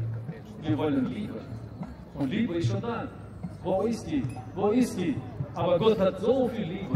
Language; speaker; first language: German; non-native, fluent; Russian